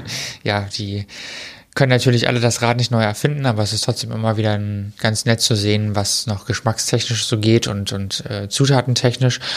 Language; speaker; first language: German; native; German